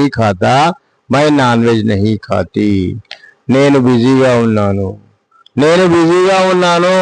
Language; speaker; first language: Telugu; non-native, fluent; Hindi